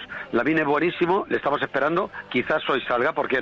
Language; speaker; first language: Spanish; native; Spanish